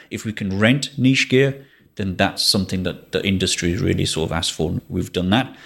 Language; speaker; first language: English; native; English